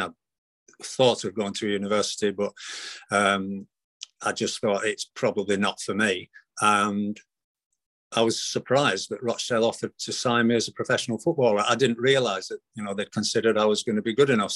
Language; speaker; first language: English; native; English